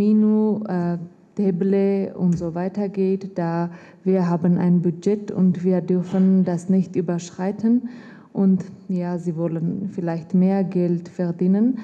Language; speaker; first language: German; non-native, fluent; Armenian